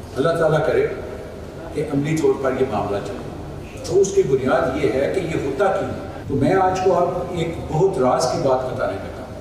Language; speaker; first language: Urdu; non-native, local second language; Punjabi